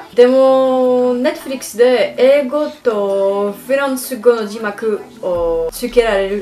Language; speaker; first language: Japanese; non-native, learner; French